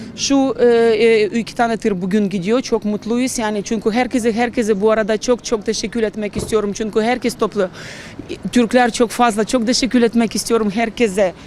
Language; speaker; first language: Turkish; non-native, learner; Ukrainian